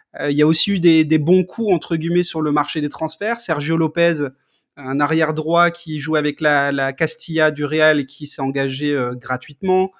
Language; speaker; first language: French; native; French